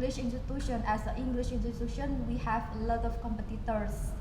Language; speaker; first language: English; non-native, learner; Indonesian